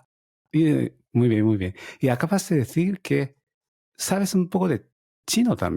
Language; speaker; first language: Spanish; non-native, learner; Japanese